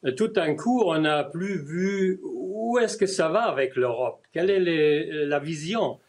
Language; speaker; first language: French; non-native, fluent; German